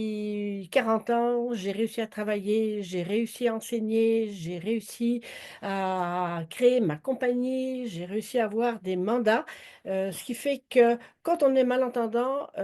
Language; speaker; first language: French; native; French